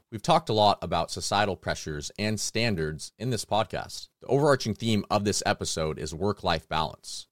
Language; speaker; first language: English; native; English